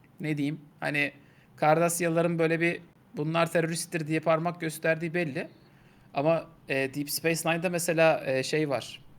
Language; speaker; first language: Turkish; native; Turkish